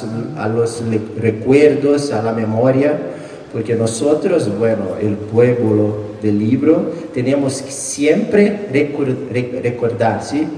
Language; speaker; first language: Spanish; non-native, fluent; Portuguese